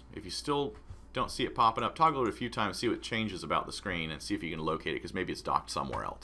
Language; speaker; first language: English; native; English